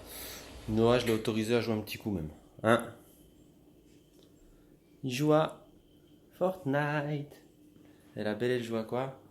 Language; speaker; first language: French; native; French